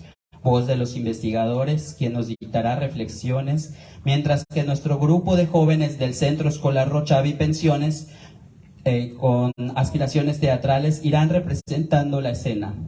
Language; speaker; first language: Spanish; native; Spanish